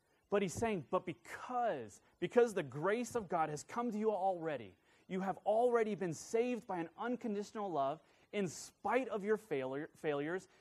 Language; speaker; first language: English; native; English